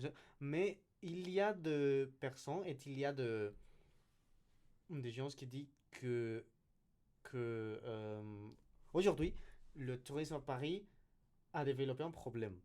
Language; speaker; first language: French; non-native, learner; Spanish